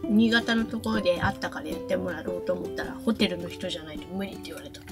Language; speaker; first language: Japanese; native; Japanese